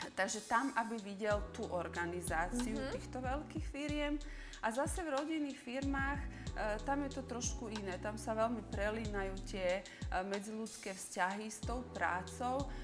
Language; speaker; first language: Slovak; early bilingual, other home language; Serbian